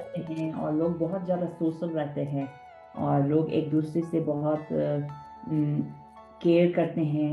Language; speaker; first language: Hindi; non-native, fluent; English